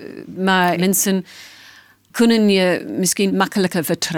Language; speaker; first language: Dutch; non-native, fluent; English